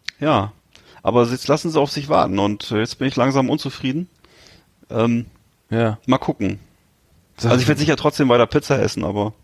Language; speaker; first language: German; native; German